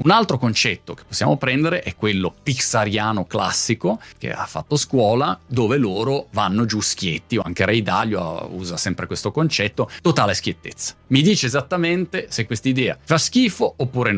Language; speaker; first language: Italian; native; Italian